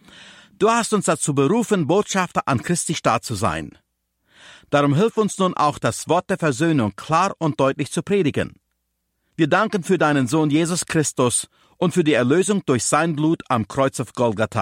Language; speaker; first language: German; early bilingual, heritage; German